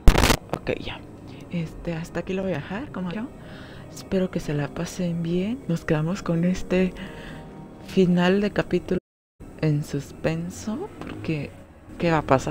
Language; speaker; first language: Spanish; native; Spanish